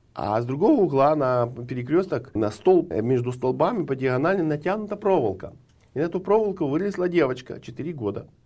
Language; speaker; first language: Russian; non-native, local second language; Ukrainian